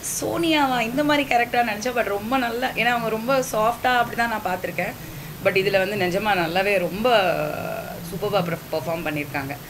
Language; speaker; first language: Tamil; native; Tamil